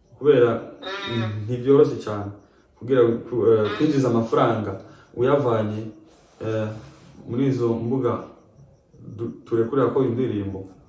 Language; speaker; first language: Rundi; early bilingual, heritage; Rundi